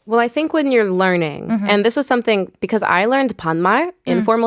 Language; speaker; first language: English; native; English